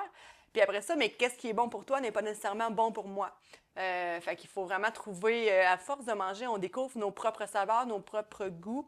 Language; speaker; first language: French; native; French